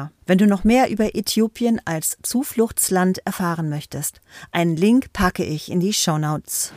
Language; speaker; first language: German; native; German